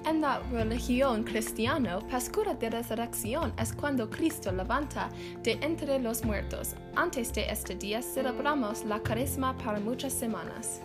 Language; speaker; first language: Spanish; non-native, learner; English